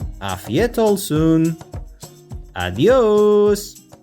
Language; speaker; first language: Turkish; non-native, learner; Spanish